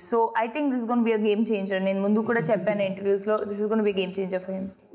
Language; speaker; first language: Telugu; non-native, fluent; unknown